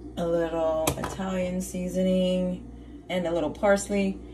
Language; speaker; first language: English; native; English